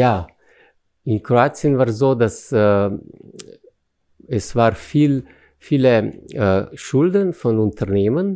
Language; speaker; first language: German; non-native, fluent; Slovenian